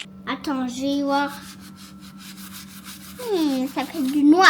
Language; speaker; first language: French; early bilingual, other home language; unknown